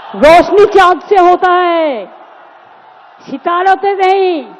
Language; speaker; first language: Hindi; non-native, local second language; Bangla